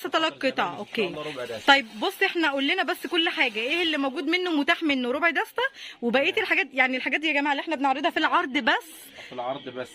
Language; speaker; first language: Arabic; native; Arabic